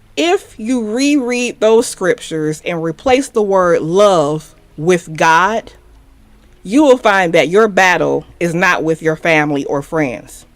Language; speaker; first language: English; native; English